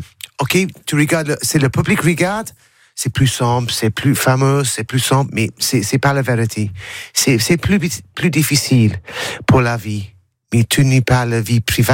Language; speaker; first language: French; non-native, learner; English